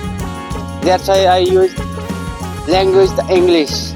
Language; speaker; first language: English; non-native, learner; Nepali